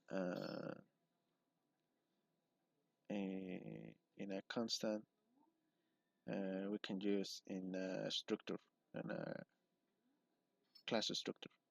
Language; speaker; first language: English; non-native, learner; Spanish